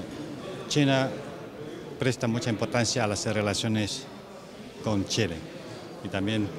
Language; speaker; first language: Spanish; non-native, fluent; Chinese